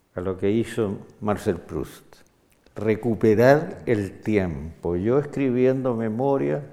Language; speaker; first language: Spanish; native; Spanish